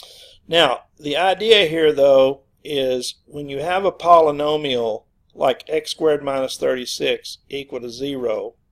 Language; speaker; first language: English; native; English